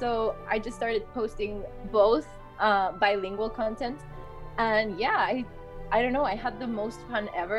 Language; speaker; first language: English; non-native, fluent; Spanish